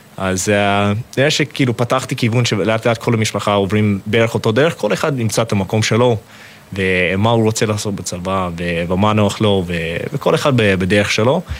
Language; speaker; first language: Hebrew; non-native, fluent; English